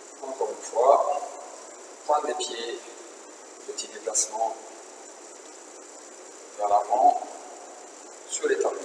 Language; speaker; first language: French; native; French